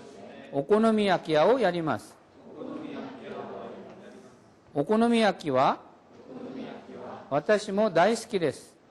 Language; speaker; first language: Japanese; non-native, fluent; Korean